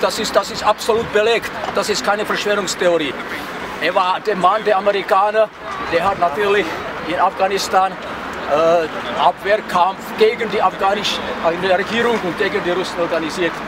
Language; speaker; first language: German; non-native, fluent; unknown